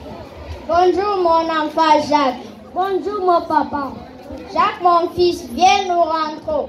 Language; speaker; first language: French; non-native, learner; Kinyarwanda